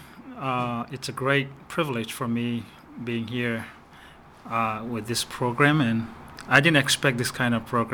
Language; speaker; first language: English; non-native, fluent; Burmese